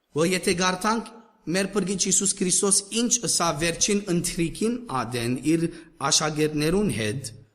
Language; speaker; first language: Armenian; native; Armenian